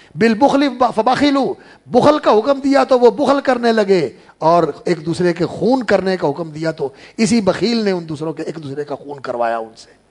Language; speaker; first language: Urdu; non-native, local second language; Punjabi